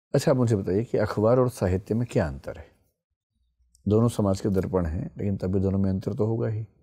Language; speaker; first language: Hindi; native; Hindi